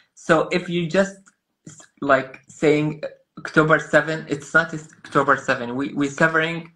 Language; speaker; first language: English; non-native, learner; Arabic